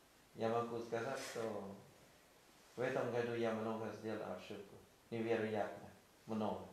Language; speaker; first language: Russian; non-native, fluent; Thai